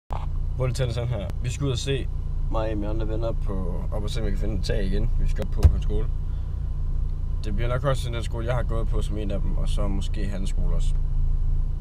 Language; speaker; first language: Danish; native; Danish